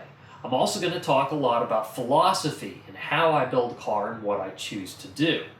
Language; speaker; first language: English; native; English